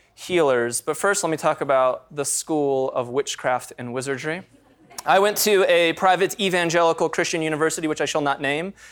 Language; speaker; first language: English; native; English